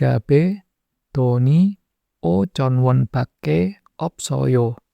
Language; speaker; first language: Korean; non-native, fluent; Indonesian